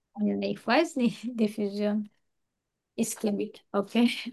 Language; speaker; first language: German; non-native, learner; Turkish